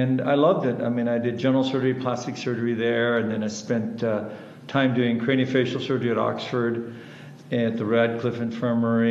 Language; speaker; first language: English; early bilingual, other home language; German